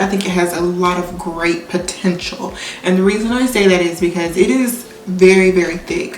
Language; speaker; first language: English; native; English